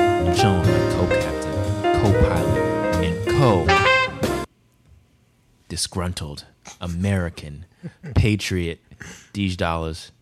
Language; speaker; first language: English; native; English